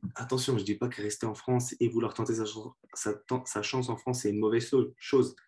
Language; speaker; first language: French; native; French